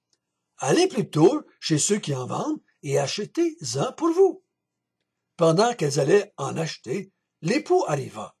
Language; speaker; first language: French; native; French